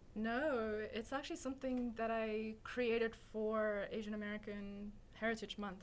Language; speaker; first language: English; early bilingual, other home language; Chinese